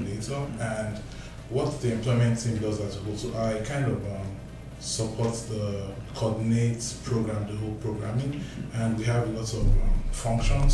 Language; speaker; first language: English; non-native, local second language; Yoruba